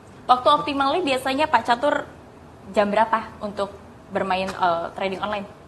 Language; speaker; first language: Indonesian; native; Indonesian